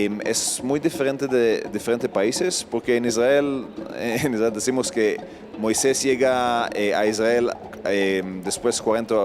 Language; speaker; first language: Spanish; non-native, fluent; Hebrew